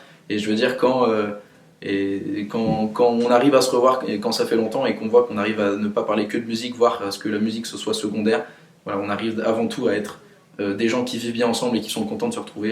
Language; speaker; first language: French; native; French